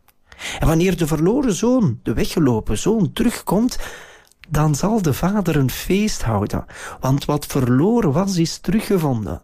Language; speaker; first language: Dutch; native; Dutch